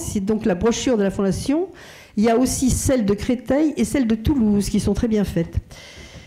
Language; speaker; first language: French; native; French